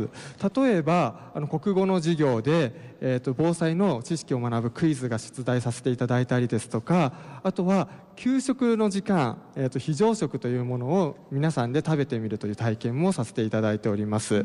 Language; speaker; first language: Japanese; native; Japanese